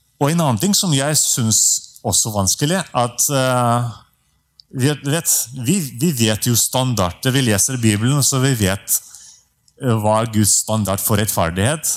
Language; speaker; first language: Norwegian; non-native, fluent; Russian